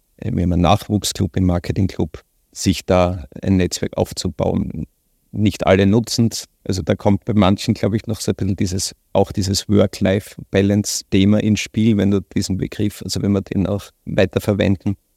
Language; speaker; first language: German; native; German